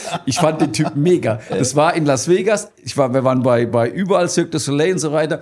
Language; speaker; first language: German; native; German